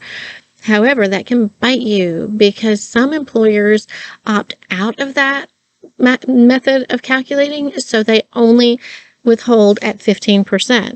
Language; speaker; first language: English; native; English